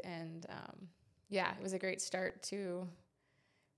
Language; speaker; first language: English; native; English